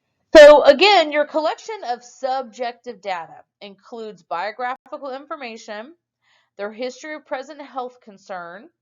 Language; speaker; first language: English; native; English